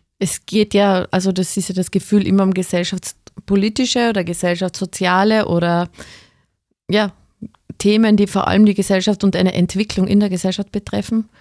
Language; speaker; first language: German; native; German